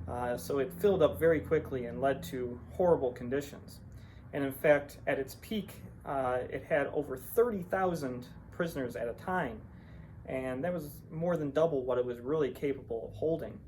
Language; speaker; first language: English; native; English